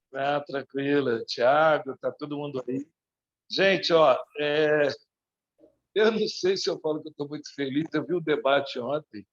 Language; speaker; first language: Portuguese; native; Portuguese